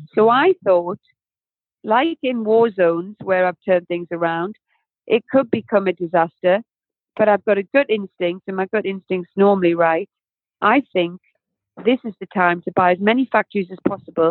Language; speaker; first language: English; native; English